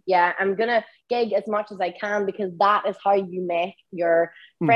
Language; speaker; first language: English; native; English